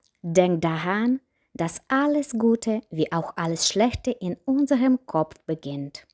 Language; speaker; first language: German; non-native, fluent; Ukrainian